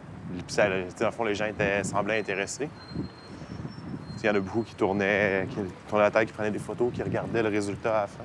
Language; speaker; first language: French; native; French